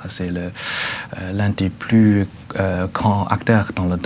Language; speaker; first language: French; non-native, learner; Chinese